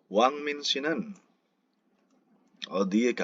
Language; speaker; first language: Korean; non-native, fluent; Indonesian